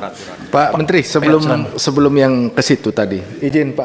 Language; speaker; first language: Indonesian; native; Indonesian